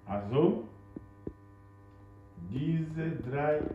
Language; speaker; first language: German; non-native, fluent; French